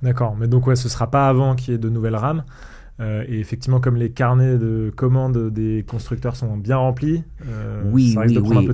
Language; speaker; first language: French; native; French